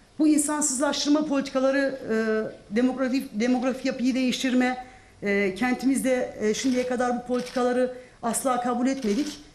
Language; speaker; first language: Turkish; non-native, local second language; Zaza